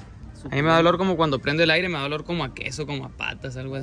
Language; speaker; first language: Spanish; early bilingual, heritage; Spanish